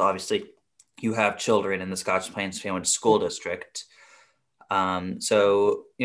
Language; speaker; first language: English; native; English